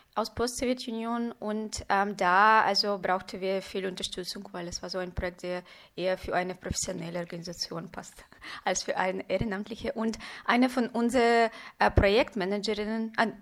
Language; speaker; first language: German; non-native, fluent; Russian